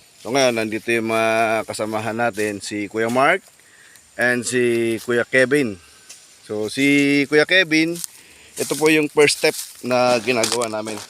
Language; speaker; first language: Filipino; native; Filipino